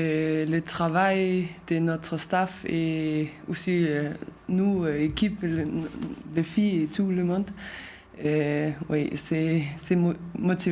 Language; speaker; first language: French; non-native, learner; Danish